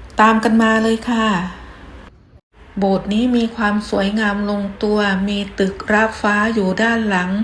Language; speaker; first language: Thai; native; Thai